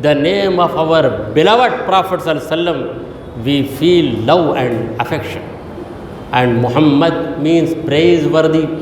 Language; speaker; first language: English; non-native, local second language; Urdu